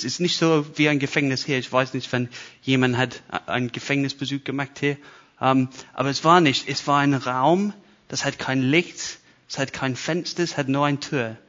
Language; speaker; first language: German; non-native, fluent; English